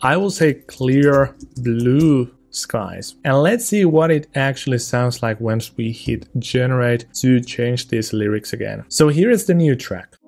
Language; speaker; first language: English; non-native, fluent; Finnish